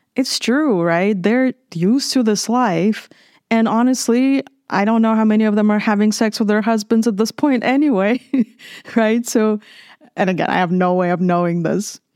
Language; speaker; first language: English; non-native, fluent; Russian